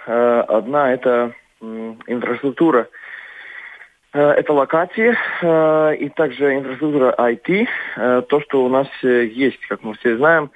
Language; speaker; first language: Russian; non-native, local second language; Latvian